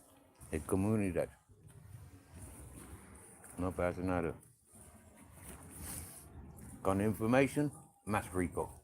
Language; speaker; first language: Spanish; non-native, learner; English